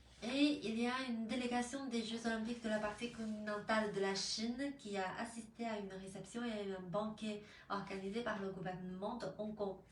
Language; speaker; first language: French; non-native, fluent; Chinese